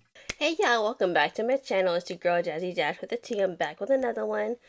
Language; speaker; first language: English; native; English